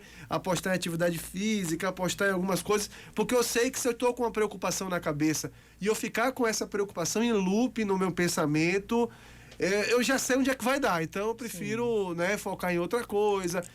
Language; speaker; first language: Portuguese; native; Portuguese